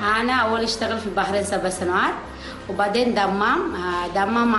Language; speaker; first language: Arabic; non-native, learner; Sinhala